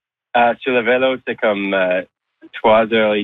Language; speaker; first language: French; non-native, local second language; English